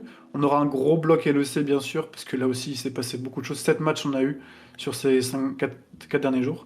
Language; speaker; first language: French; native; French